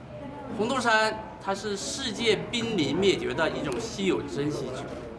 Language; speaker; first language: Chinese; native; Chinese